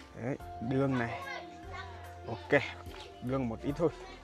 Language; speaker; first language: Vietnamese; non-native, learner; Portuguese